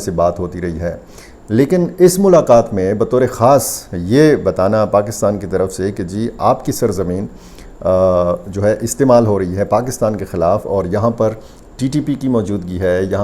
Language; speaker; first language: Urdu; native; Urdu